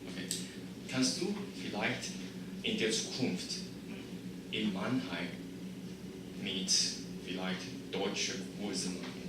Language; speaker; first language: German; non-native, learner; Chinese